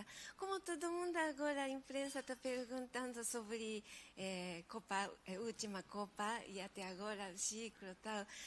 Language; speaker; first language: Portuguese; non-native, fluent; Japanese